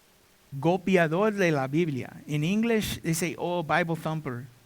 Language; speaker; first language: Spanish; non-native, learner; English